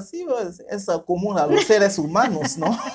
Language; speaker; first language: Spanish; non-native, fluent; French